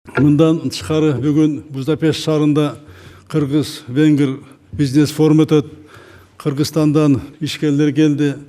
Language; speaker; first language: Kyrgyz; native; Kyrgyz